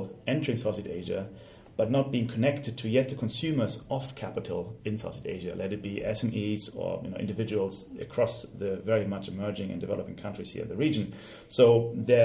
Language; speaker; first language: English; non-native, fluent; German